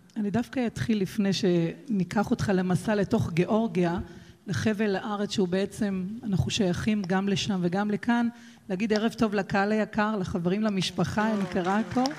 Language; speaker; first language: Hebrew; early bilingual, other home language; Georgian